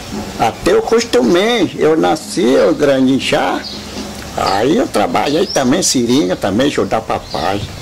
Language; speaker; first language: Portuguese; non-native, local second language; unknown